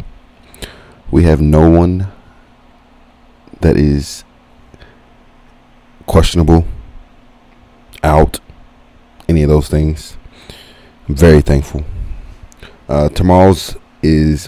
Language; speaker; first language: English; native; English